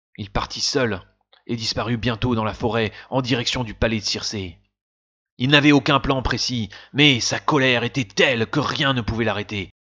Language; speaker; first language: French; native; French